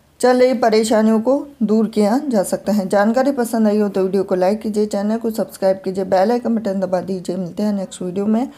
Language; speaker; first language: Hindi; native; Hindi